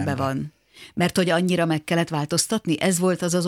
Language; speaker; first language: Hungarian; native; Hungarian